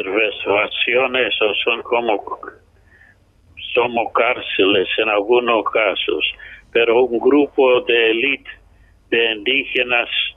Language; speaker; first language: Spanish; non-native, fluent; English